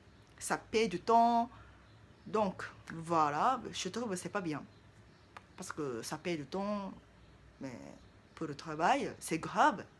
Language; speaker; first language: French; non-native, learner; Japanese